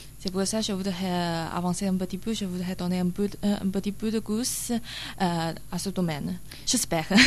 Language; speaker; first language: French; non-native, learner; Chinese